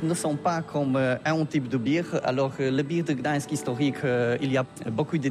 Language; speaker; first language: French; non-native, learner; Polish